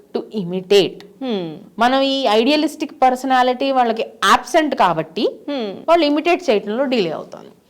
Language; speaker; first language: Telugu; native; Telugu